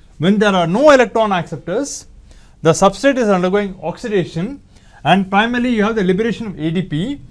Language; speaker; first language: English; non-native, local second language; Tamil